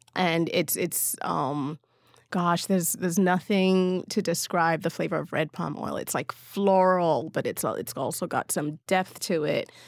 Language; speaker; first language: English; non-native, local second language; Yoruba